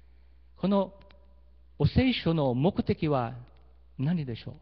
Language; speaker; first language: Japanese; early bilingual, heritage; Portuguese